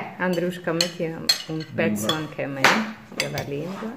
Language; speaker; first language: Italian; non-native, fluent; Russian